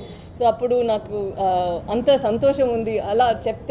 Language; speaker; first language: Telugu; non-native, learner; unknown